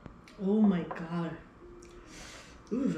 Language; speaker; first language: Korean; non-native, learner; Japanese